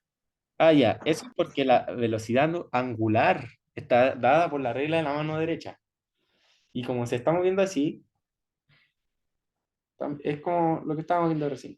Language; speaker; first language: Spanish; native; Spanish